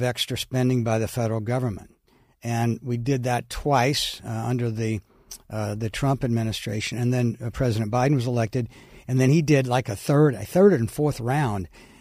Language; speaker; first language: English; native; English